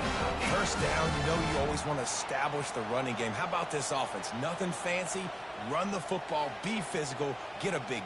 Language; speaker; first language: English; native; English